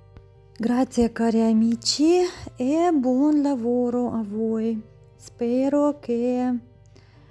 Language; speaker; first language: Italian; non-native, learner; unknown